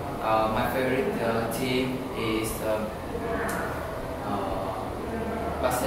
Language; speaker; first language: English; non-native, learner; Vietnamese